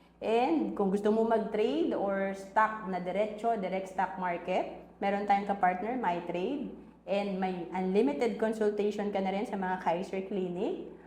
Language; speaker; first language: Filipino; native; Filipino